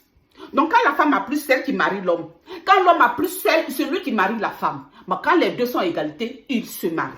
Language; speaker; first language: French; native; French